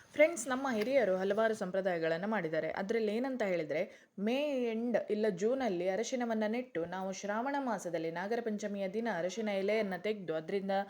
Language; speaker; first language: Kannada; non-native, local second language; Konkani